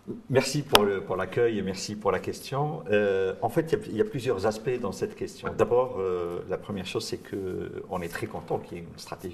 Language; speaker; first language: French; non-native, local second language; Arabic